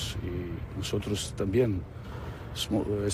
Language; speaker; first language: Spanish; non-native, fluent; Serbian